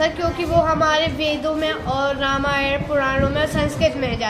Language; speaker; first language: Hindi; native; Hindi